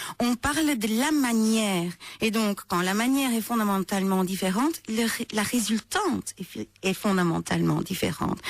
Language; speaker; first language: French; non-native, fluent; Russian